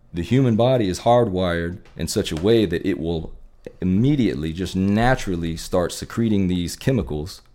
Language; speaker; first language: English; native; English